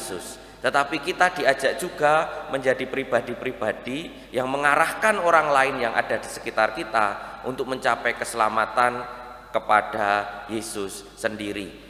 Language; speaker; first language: Indonesian; non-native, local second language; Javanese